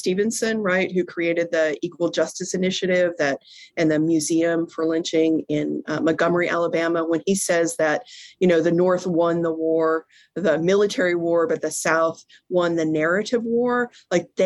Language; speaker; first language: English; native; English